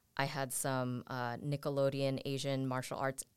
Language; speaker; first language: English; native; English